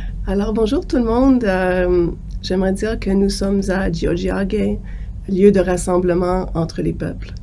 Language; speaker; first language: French; native; French